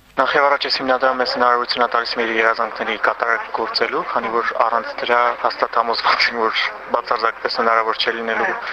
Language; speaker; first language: Armenian; early bilingual, heritage; Armenian